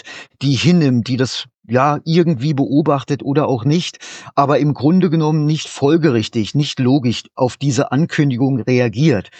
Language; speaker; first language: German; native; German